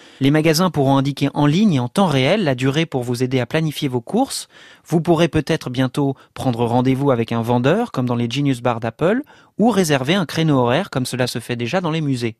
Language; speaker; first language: French; native; French